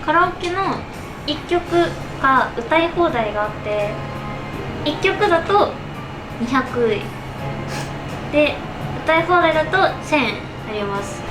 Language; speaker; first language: Japanese; native; Japanese